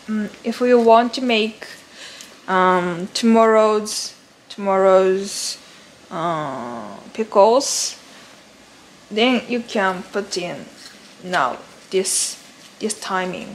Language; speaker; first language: English; non-native, learner; Japanese